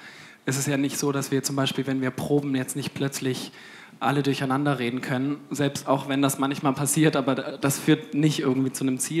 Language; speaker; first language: German; native; German